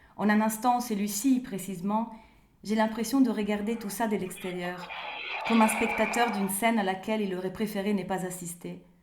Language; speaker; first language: French; non-native, fluent; Italian